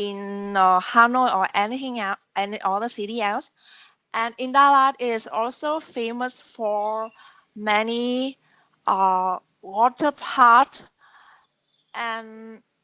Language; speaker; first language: English; non-native, learner; Vietnamese